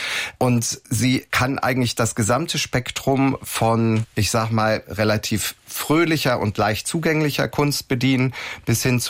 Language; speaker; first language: German; native; German